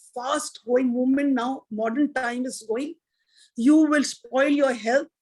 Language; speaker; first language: English; non-native, local second language; Punjabi